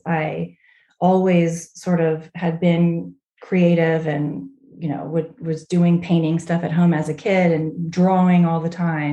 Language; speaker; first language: English; native; English